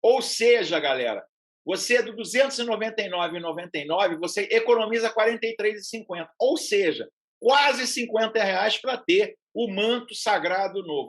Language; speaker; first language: Portuguese; native; Portuguese